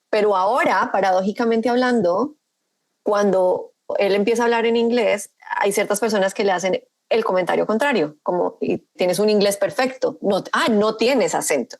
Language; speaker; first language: Spanish; native; Spanish